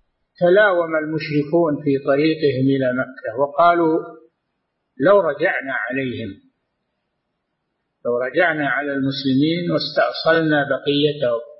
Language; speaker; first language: Arabic; native; Arabic